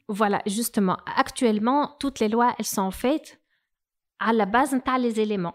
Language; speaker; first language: French; non-native, local second language; Arabic